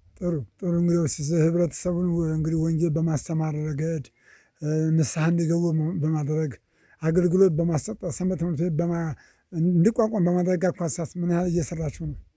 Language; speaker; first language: Amharic; native; Amharic